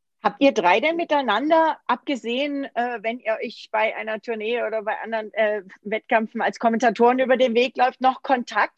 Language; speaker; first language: German; native; German